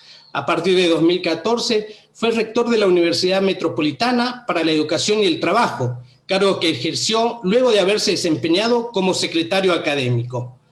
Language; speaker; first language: Spanish; native; Spanish